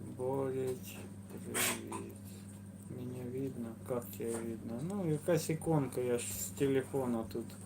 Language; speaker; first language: Russian; native; Russian